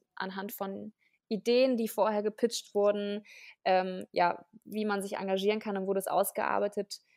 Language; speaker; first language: German; native; German